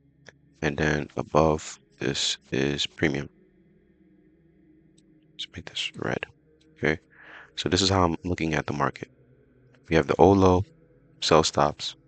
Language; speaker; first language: English; native; English